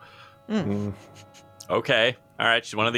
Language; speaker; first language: English; native; English